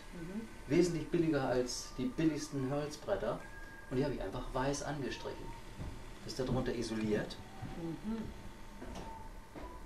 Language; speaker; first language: German; native; German